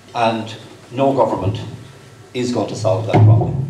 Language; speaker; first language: English; native; English